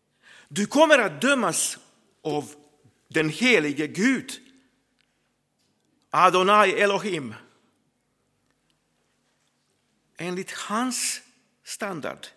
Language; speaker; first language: Swedish; non-native, fluent; Croatian